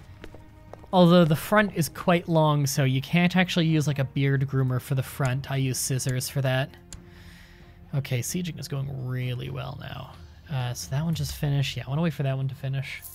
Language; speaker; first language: English; native; English